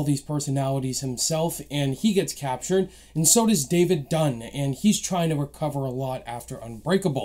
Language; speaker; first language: English; native; English